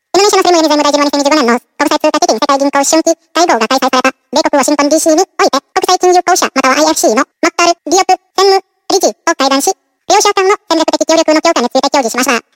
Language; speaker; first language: Japanese; non-native, fluent; Indonesian